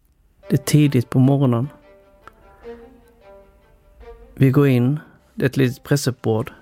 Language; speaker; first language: Swedish; early bilingual, other home language; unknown